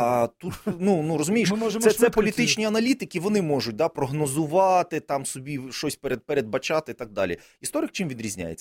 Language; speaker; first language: Ukrainian; native; Ukrainian